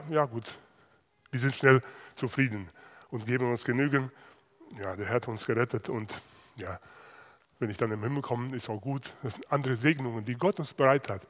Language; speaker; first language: German; non-native, fluent; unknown